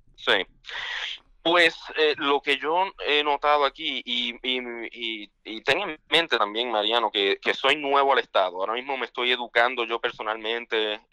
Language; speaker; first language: Spanish; native; Spanish